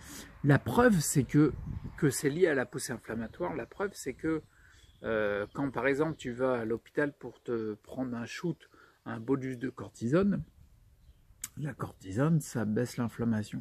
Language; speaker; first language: French; native; French